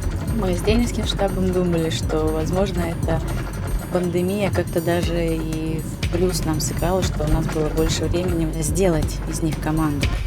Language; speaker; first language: Russian; native; Russian